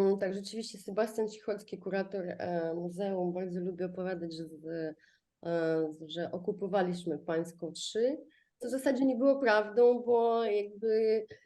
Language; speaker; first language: Polish; non-native, fluent; Ukrainian